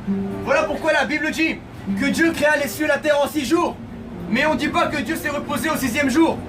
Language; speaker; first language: French; native; French